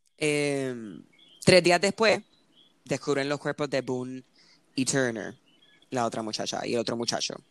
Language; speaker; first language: Spanish; early bilingual, heritage; Spanish